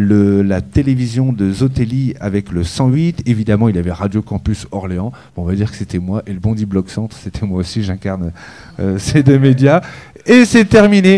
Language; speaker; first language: French; native; French